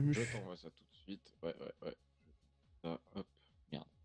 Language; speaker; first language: French; native; French